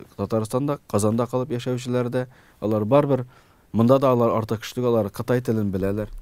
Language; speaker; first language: Tatar; early bilingual, heritage; Tatar